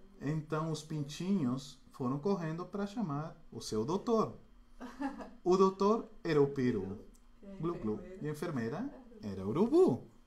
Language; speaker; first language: Portuguese; non-native, fluent; Spanish